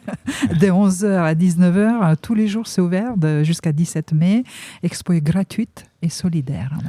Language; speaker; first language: French; native; French